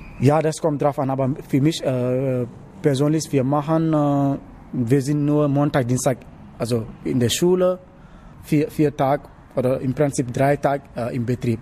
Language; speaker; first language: German; non-native, learner; Wolof